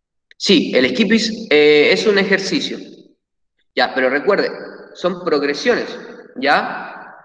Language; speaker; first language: Spanish; native; Spanish